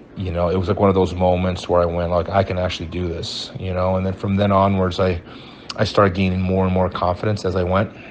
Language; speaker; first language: English; early bilingual, other home language; Portuguese